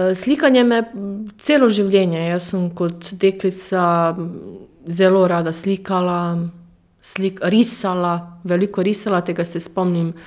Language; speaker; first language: Slovenian; non-native, fluent; Croatian